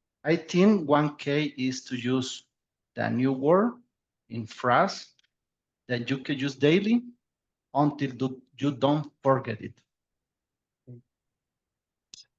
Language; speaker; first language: English; non-native, learner; Spanish